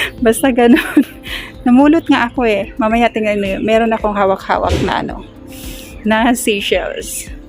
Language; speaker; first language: Filipino; non-native, local second language; Cebuano